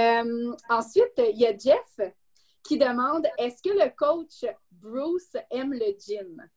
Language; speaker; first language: French; native; French